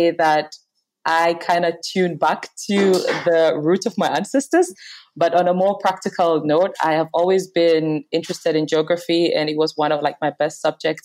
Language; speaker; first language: English; non-native, local second language; Hausa